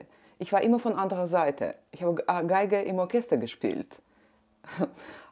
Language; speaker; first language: German; non-native, fluent; Russian